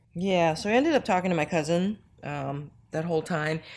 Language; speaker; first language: English; early bilingual, other home language; Korean